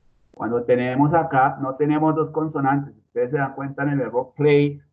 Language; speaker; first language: Spanish; native; Spanish